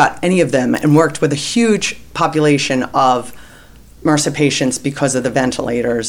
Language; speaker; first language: English; native; English